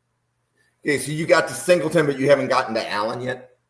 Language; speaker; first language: English; native; English